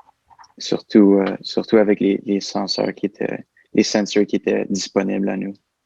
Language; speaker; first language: French; native; French